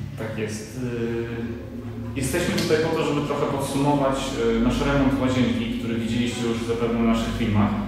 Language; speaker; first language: Polish; native; Polish